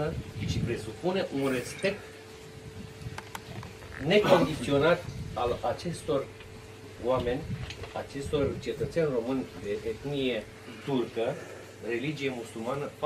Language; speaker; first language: Romanian; non-native, local second language; Turkish